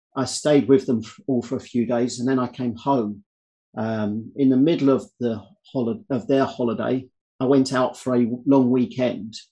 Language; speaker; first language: English; native; English